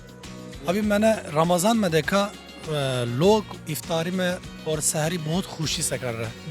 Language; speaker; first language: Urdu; non-native, learner; Turkish